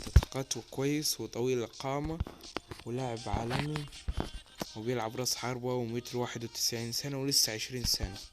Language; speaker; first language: Arabic; native; Arabic